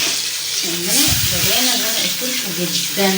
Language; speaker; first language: Arabic; native; Arabic